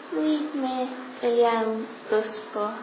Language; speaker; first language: French; non-native, learner; English